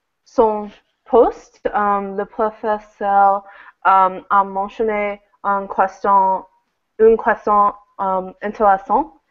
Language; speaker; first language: French; non-native, learner; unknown